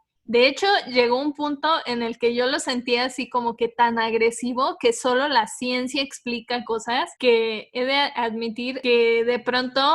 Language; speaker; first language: Spanish; native; Spanish